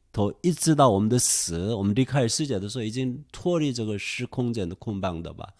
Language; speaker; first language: Chinese; non-native, fluent; Korean